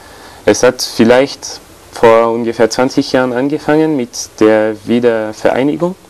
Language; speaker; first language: German; non-native, fluent; French